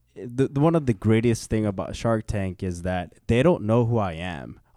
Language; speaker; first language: English; early bilingual, other home language; Korean